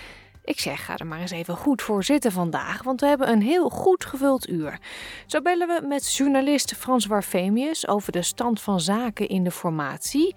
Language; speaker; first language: Dutch; native; Dutch